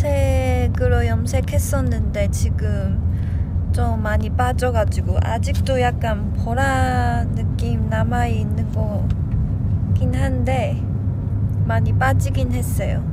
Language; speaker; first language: Korean; non-native, fluent; Chinese